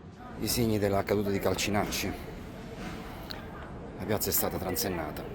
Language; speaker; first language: Italian; native; Italian